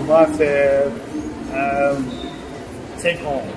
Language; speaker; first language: French; non-native, fluent; Dutch